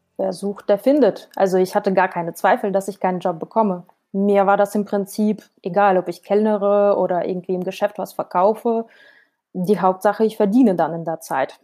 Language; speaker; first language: German; non-native, fluent; Russian